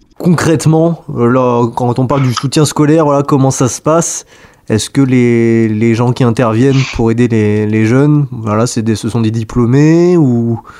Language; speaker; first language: French; native; French